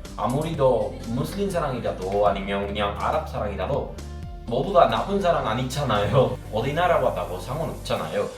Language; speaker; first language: Korean; non-native, learner; Spanish